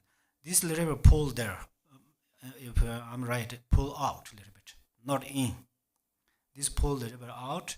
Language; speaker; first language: English; non-native, learner; Tibetan